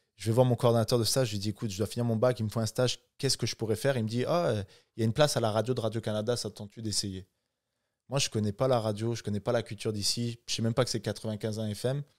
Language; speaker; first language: French; non-native, local second language; Arabic